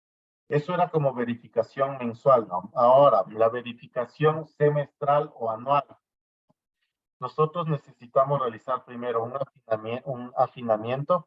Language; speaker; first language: Spanish; native; Spanish